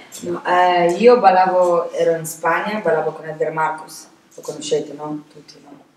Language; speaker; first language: Italian; non-native, fluent; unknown